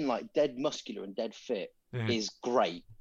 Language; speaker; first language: English; native; English